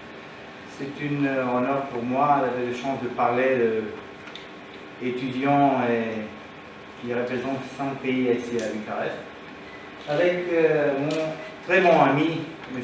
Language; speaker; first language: French; non-native, learner; Romanian